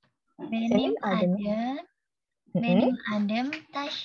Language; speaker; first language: Turkish; non-native, learner; Indonesian